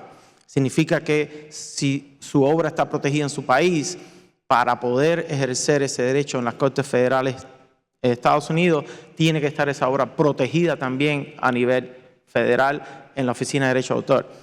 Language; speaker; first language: Spanish; native; Spanish